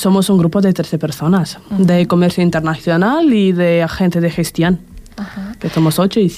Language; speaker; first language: Spanish; non-native, fluent; Romanian